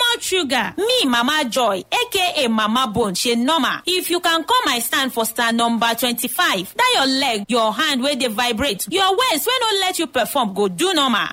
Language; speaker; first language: Nigerian Pidgin; native; Nigerian Pidgin